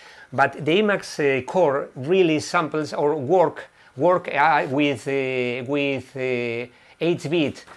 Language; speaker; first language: English; non-native, fluent; Spanish